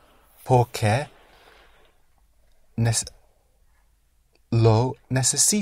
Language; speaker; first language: Spanish; non-native, learner; English